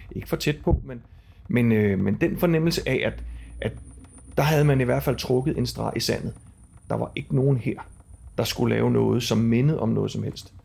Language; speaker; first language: Danish; native; Danish